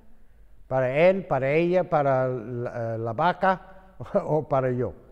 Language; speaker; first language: Spanish; non-native, fluent; English